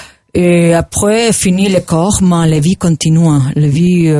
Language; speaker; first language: French; non-native, learner; Spanish